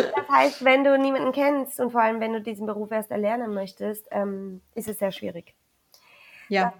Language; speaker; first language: German; early bilingual, other home language; Spanish